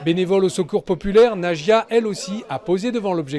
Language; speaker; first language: French; native; French